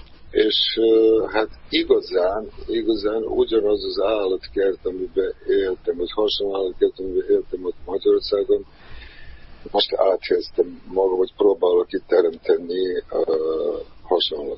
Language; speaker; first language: Hungarian; non-native, fluent; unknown